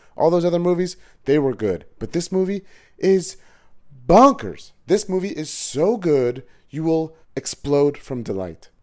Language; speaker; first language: English; native; English